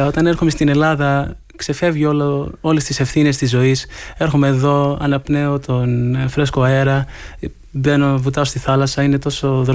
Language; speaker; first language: Greek; early bilingual, heritage; Greek